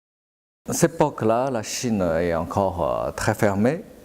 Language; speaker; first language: French; non-native, fluent; Chinese